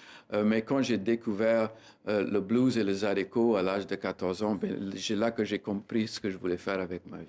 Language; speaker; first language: French; native; French